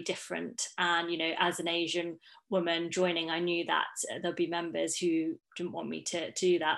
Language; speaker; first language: English; native; English